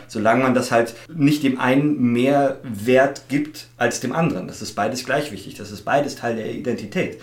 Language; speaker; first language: German; early bilingual, other home language; English